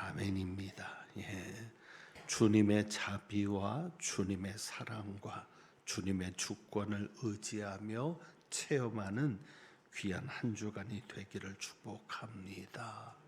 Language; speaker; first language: Korean; native; Korean